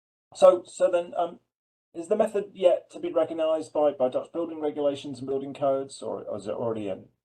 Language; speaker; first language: English; native; English